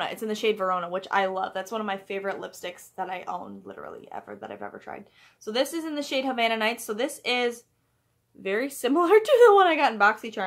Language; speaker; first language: English; native; English